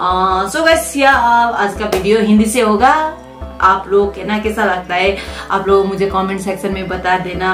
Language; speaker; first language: Hindi; non-native, local second language; Nepali